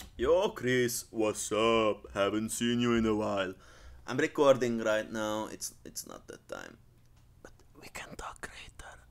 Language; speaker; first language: English; non-native, fluent; Hungarian